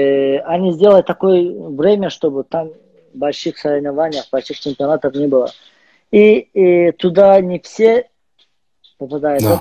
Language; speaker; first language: Russian; non-native, learner; Azerbaijani